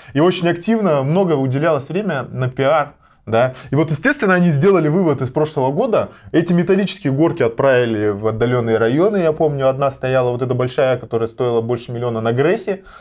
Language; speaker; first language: Russian; native; Russian